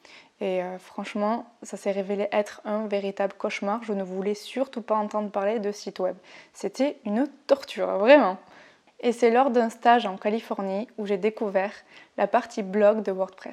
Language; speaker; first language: French; native; French